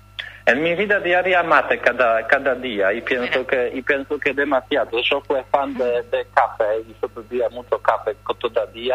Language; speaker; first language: Spanish; non-native, learner; Polish